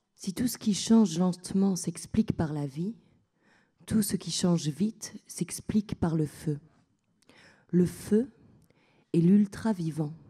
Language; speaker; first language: French; native; French